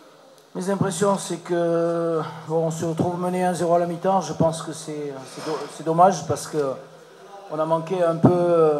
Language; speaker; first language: French; native; French